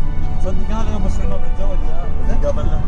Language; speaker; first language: Arabic; native; Arabic